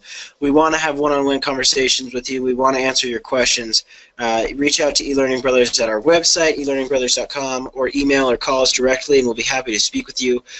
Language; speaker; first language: English; native; English